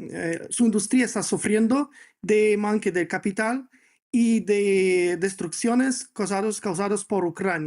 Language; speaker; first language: Spanish; non-native, fluent; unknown